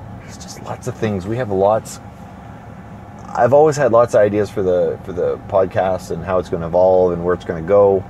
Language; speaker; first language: English; native; English